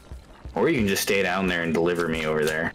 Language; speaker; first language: English; native; English